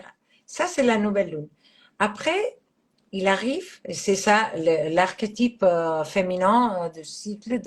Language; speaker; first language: French; non-native, fluent; Catalan